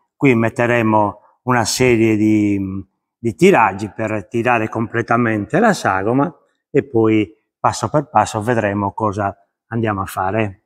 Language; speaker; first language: Italian; native; Italian